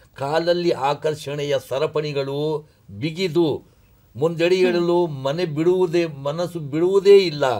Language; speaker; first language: Kannada; non-native, local second language; Urdu